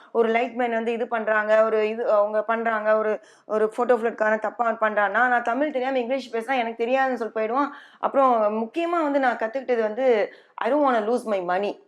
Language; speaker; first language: Tamil; non-native, fluent; English